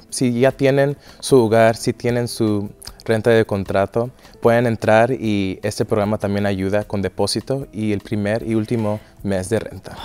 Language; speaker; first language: Spanish; early bilingual, heritage; Spanish